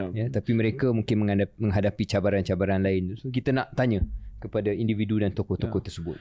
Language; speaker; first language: Malay; native; Malay